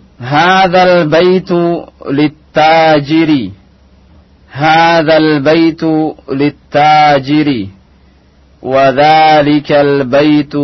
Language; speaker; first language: Arabic; non-native, fluent; Indonesian